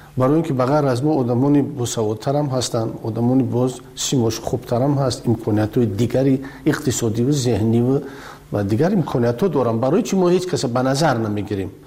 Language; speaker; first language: Persian; native; Persian